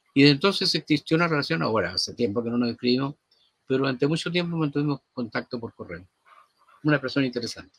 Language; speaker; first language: Spanish; native; Spanish